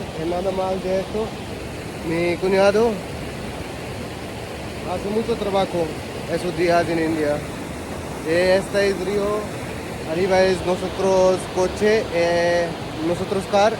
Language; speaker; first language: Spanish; non-native, learner; Hindi